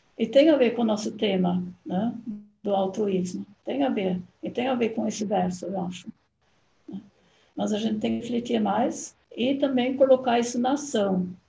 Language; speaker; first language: Portuguese; non-native, fluent; German